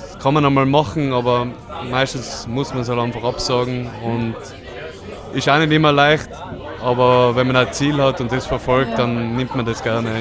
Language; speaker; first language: German; native; German